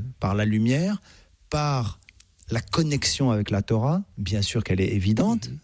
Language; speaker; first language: French; native; French